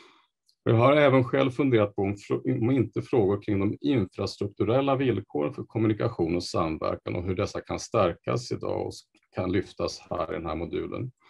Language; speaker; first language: Swedish; native; Swedish